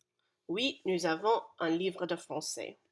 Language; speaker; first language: French; non-native, fluent; English